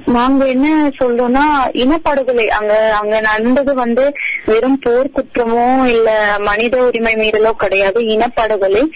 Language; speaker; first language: Tamil; non-native, local second language; Telugu